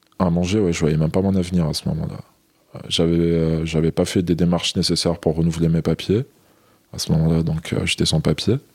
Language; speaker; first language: French; non-native, local second language; Arabic